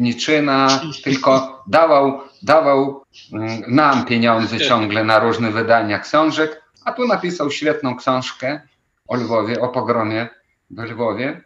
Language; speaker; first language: Polish; non-native, fluent; Ukrainian